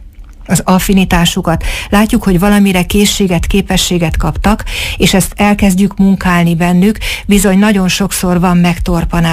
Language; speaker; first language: Hungarian; native; Hungarian